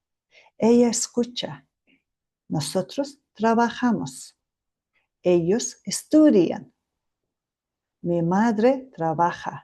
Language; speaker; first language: Spanish; non-native, fluent; Mongolian